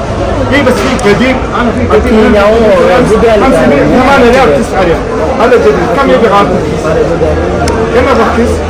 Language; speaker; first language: Arabic; non-native, learner; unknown